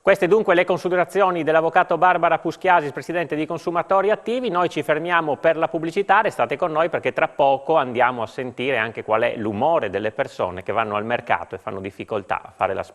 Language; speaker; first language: Italian; native; Italian